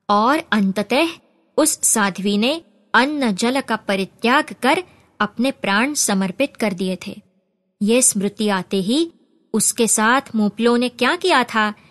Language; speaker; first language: Hindi; non-native, local second language; Marathi